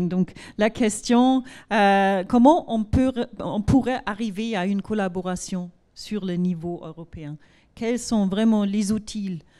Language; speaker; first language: French; non-native, fluent; German